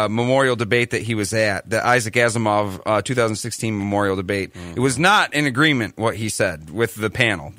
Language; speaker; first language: English; native; English